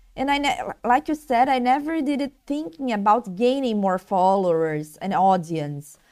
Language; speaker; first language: English; non-native, learner; Portuguese